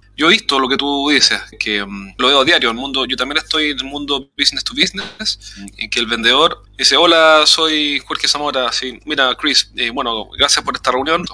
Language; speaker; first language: Spanish; native; Spanish